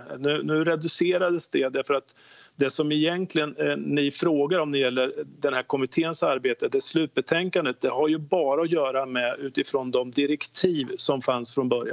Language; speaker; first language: Swedish; native; Swedish